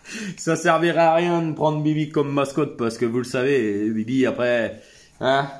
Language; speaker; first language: French; native; French